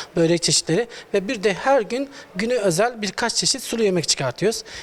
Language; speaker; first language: Turkish; native; Turkish